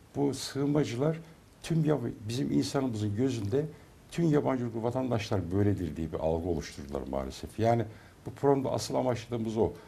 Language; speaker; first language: Turkish; native; Turkish